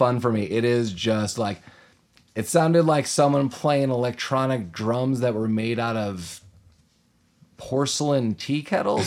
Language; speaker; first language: English; native; English